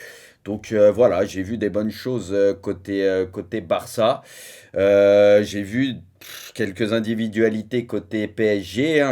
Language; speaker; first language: French; native; French